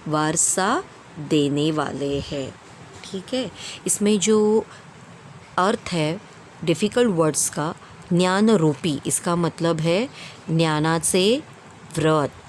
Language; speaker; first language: Hindi; non-native, local second language; Marathi